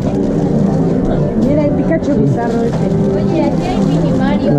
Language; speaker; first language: Spanish; native; Spanish